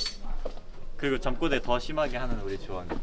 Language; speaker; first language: Korean; native; Korean